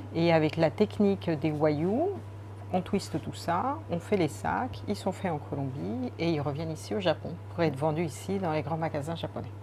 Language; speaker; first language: French; early bilingual, other home language; Spanish